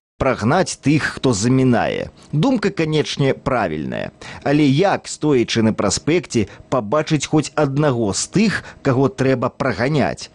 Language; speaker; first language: Belarusian; native; Belarusian